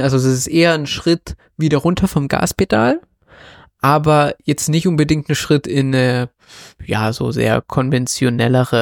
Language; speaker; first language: German; native; German